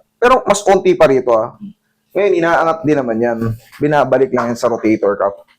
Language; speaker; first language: Filipino; native; Filipino